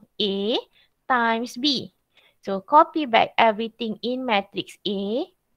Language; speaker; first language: English; non-native, local second language; Malay